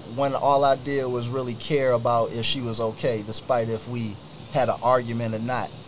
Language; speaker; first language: English; native; English